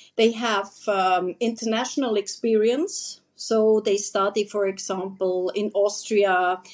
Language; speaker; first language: English; non-native, fluent; German